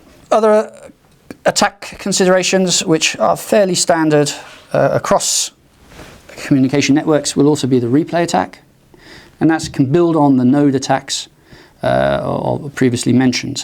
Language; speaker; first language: English; native; English